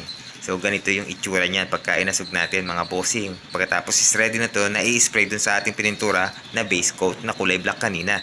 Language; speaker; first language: Filipino; native; Filipino